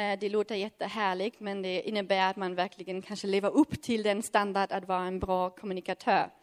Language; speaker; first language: Swedish; non-native, fluent; German